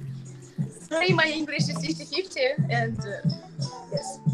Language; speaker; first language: English; non-native, learner; Russian